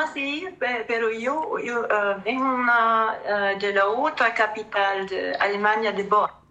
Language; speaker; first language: Spanish; non-native, learner; German